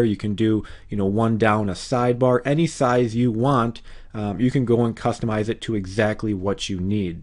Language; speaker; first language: English; native; English